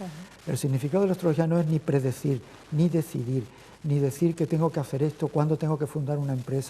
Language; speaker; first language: Spanish; native; Spanish